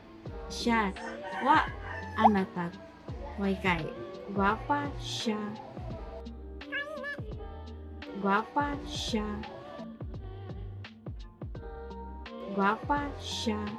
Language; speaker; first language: Japanese; non-native, fluent; Cebuano